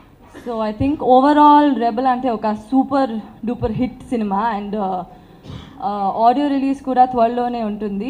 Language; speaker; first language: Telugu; non-native, learner; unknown